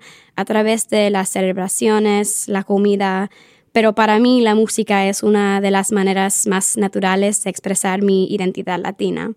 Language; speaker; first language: Spanish; early bilingual, heritage; Spanish